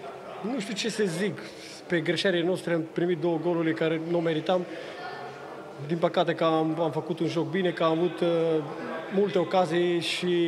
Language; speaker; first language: Romanian; non-native, learner; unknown